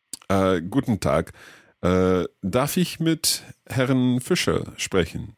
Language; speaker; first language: German; non-native, learner; English